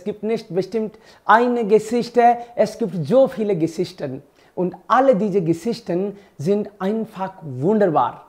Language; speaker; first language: German; non-native, fluent; Hindi